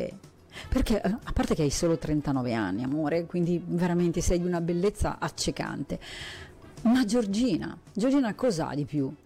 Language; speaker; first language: Italian; native; Italian